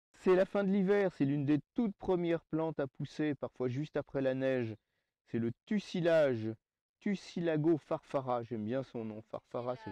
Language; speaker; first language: French; native; French